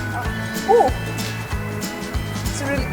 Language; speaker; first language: Chinese; non-native, fluent; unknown